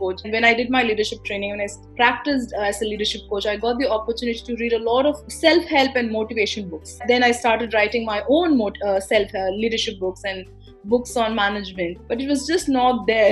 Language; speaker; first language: English; non-native, local second language; Tamil